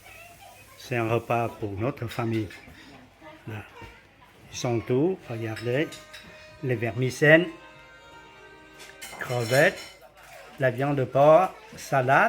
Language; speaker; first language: French; non-native, learner; Vietnamese